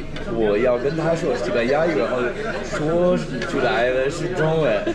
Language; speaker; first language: Chinese; non-native, fluent; English